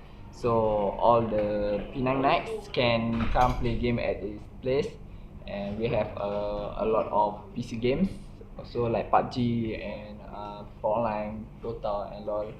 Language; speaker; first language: English; non-native, local second language; Malay